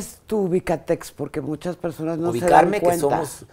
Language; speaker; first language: Spanish; native; Spanish